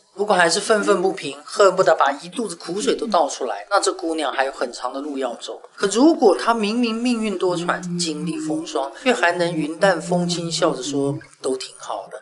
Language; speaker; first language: Chinese; native; Chinese